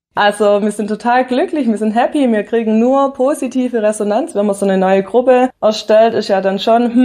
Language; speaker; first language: German; native; German